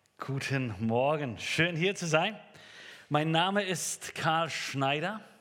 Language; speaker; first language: German; native; German